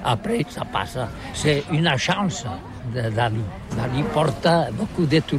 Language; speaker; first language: French; non-native, learner; Catalan